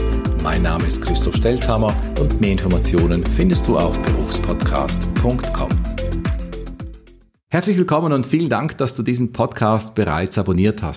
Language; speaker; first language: German; native; German